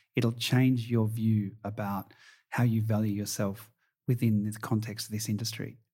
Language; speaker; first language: English; native; English